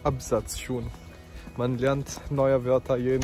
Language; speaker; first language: German; non-native, fluent; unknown